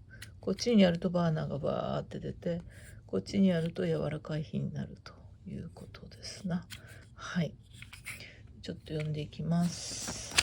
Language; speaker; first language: Japanese; native; Japanese